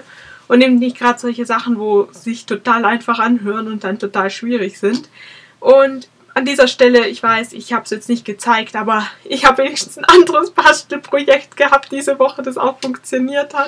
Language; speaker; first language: German; native; German